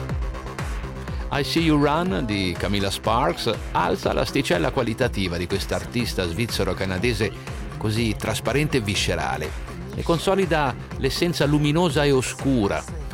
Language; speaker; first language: Italian; native; Italian